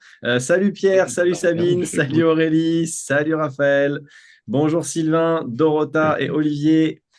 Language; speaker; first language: French; native; French